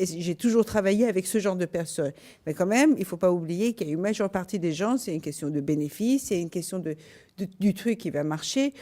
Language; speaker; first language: French; non-native, fluent; Persian